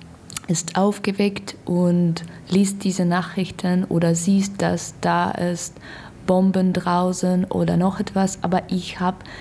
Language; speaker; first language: German; non-native, learner; Russian